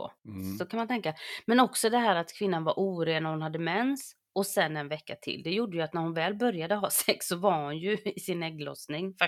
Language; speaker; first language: Swedish; native; Swedish